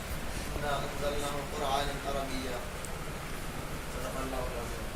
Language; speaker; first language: Arabic; non-native, learner; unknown